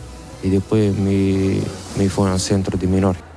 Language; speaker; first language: Spanish; non-native, learner; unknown